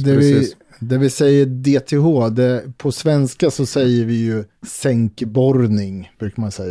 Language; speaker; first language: Swedish; native; Swedish